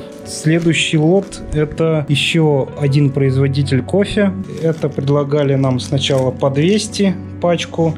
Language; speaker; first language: Russian; native; Russian